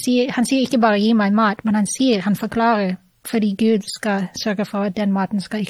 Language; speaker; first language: Norwegian; non-native, fluent; English